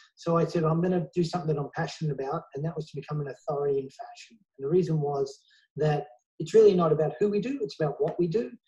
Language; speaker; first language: English; native; English